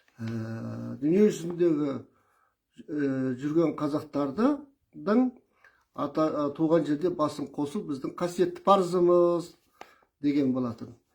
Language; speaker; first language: Kazakh; early bilingual, heritage; Kazakh